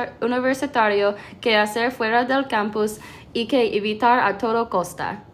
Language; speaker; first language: Spanish; non-native, learner; English